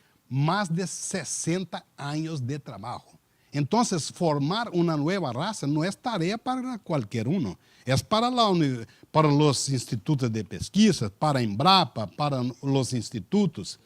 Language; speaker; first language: Spanish; non-native, learner; Portuguese